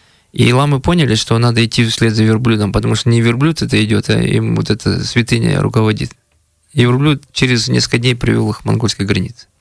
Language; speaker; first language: Russian; native; Russian